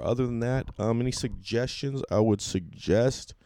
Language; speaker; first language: English; native; English